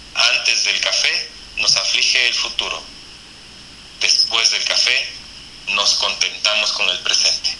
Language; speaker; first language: Spanish; native; Spanish